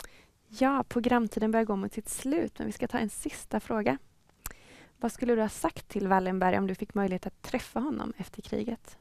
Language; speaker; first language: Swedish; native; Swedish